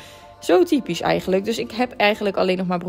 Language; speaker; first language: Dutch; native; Dutch